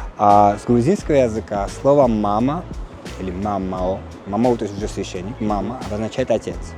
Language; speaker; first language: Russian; non-native, fluent; Kurdish